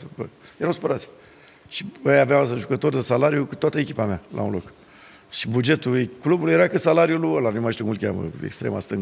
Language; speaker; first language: Romanian; native; Romanian